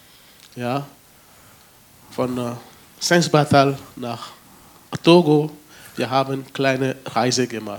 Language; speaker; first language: German; non-native, fluent; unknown